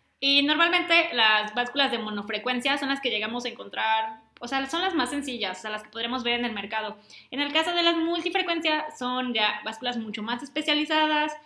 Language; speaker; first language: Spanish; native; Spanish